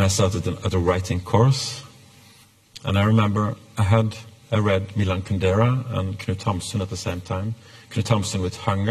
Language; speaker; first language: English; non-native, fluent; Norwegian